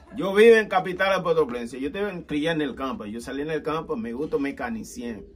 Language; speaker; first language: Spanish; non-native, learner; Haitian Creole